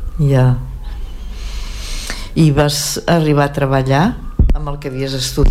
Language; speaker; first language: Catalan; native; Catalan